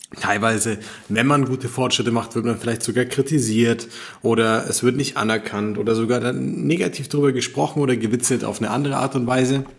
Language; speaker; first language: German; native; German